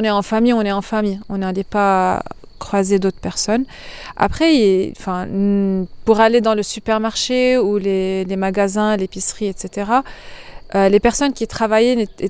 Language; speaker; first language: French; non-native, local second language; Arabic